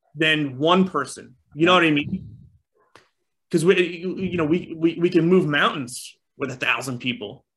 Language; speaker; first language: English; native; English